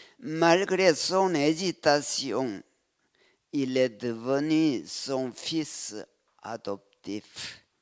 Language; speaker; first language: French; non-native, fluent; Korean